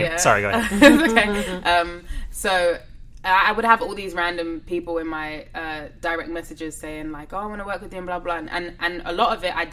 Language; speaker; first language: English; native; English